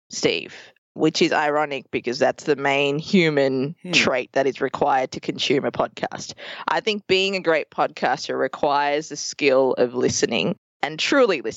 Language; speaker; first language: English; native; English